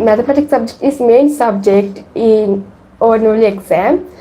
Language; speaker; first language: English; non-native, learner; Sinhala